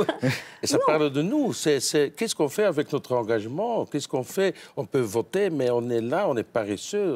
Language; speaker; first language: French; non-native, local second language; Dutch